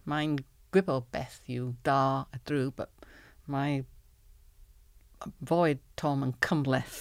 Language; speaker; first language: Welsh; non-native, learner; English